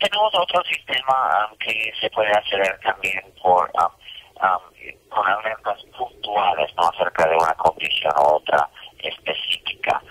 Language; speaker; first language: Spanish; non-native, fluent; English